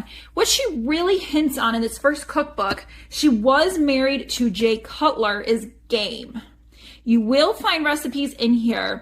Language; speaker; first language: English; native; English